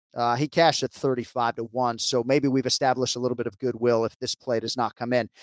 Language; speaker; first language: English; native; English